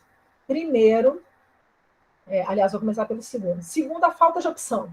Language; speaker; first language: Portuguese; native; Portuguese